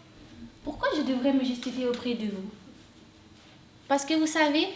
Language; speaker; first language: French; native; French